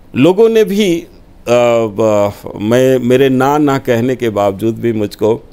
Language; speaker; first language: Hindi; native; Hindi